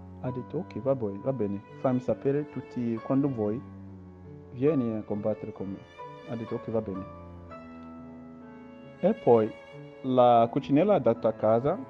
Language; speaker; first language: Italian; non-native, learner; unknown